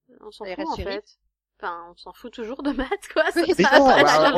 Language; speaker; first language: French; native; French